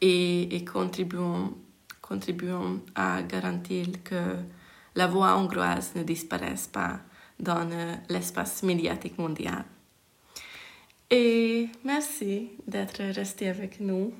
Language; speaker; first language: French; non-native, fluent; Hungarian